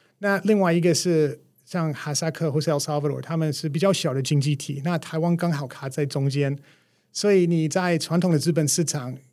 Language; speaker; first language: Chinese; non-native, fluent; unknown